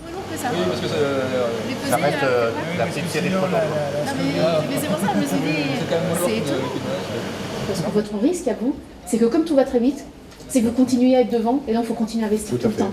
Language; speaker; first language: French; native; French